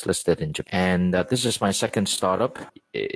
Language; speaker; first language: English; native; English